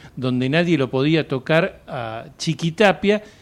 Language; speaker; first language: Spanish; native; Spanish